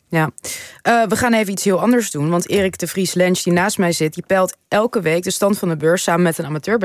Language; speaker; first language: Dutch; native; Dutch